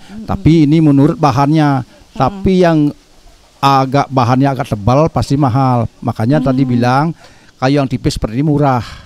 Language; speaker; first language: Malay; non-native, local second language; Balinese